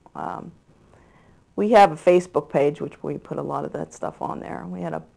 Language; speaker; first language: English; native; English